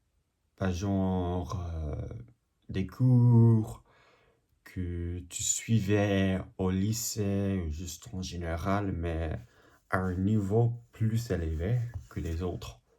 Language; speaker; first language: French; non-native, learner; English